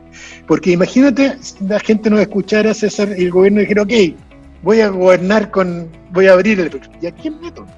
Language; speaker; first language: Spanish; native; Spanish